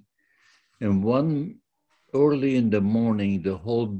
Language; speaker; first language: English; non-native, fluent; Yiddish